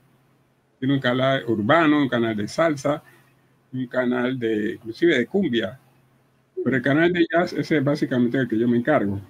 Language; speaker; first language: Spanish; native; Spanish